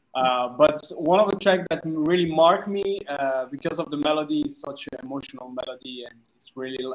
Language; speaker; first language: English; non-native, fluent; French